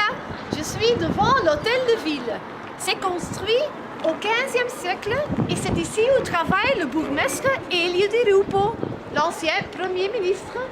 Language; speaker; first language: French; non-native, learner; Dutch